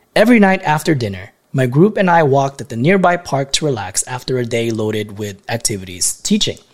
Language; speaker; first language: English; non-native, local second language; Filipino